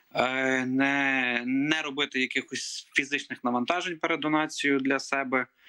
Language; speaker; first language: Ukrainian; native; Ukrainian